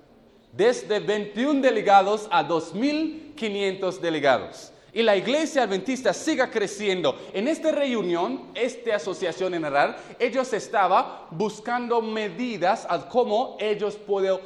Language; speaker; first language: Spanish; non-native, fluent; English